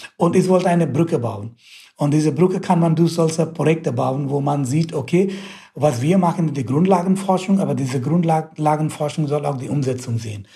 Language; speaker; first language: German; non-native, fluent; Hindi